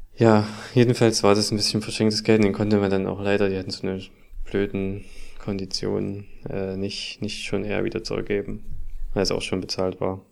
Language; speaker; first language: German; native; German